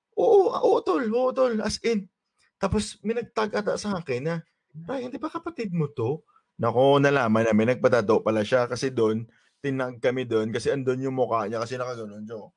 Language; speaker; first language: Filipino; native; Filipino